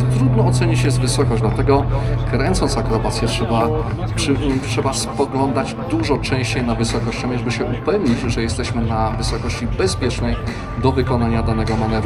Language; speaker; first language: Polish; native; Polish